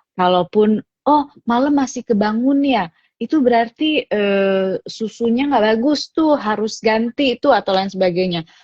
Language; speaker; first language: Indonesian; native; Indonesian